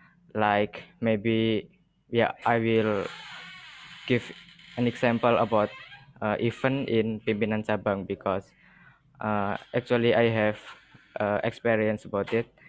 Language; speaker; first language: English; non-native, learner; Indonesian